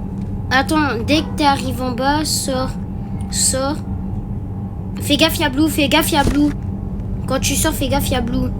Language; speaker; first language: French; native; French